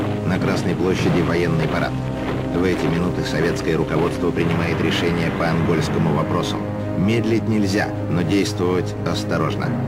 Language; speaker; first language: Russian; native; Russian